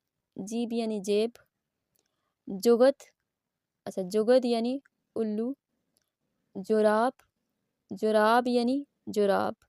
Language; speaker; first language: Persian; non-native, fluent; Urdu